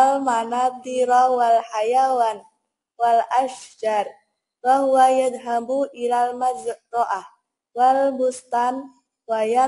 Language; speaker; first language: Arabic; non-native, learner; Indonesian